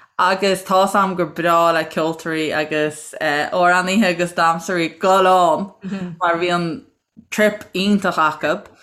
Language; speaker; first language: Irish; native; Irish